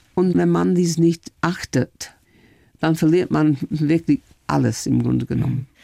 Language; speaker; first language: German; non-native, fluent; English